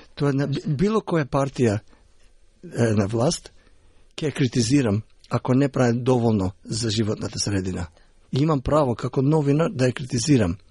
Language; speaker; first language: Macedonian; early bilingual, heritage; Macedonian